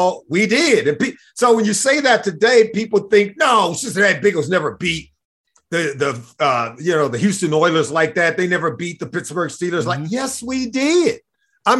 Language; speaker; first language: English; native; English